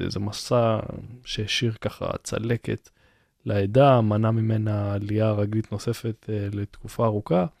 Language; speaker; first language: Hebrew; native; Hebrew